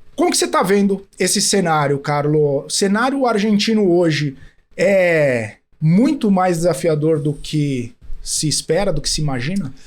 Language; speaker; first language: Portuguese; native; Portuguese